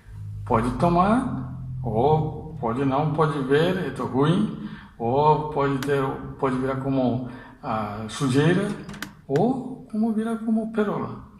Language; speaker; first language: Portuguese; non-native, fluent; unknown